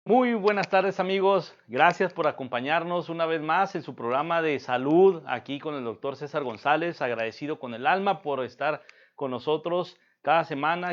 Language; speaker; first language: Spanish; native; Spanish